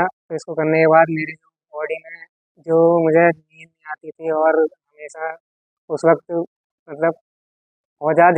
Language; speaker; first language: Hindi; native; Hindi